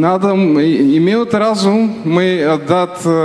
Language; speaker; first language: Russian; non-native, learner; Bulgarian